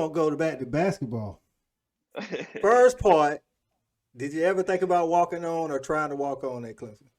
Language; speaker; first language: English; native; English